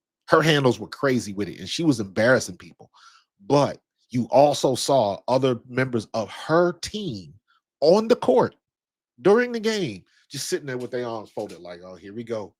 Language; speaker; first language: English; native; English